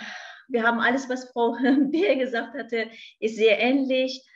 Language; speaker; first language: German; non-native, fluent; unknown